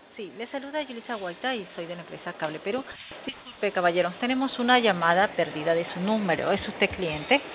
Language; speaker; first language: Spanish; native; Spanish